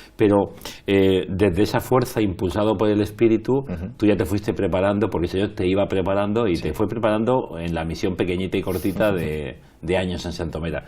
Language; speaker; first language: Spanish; native; Spanish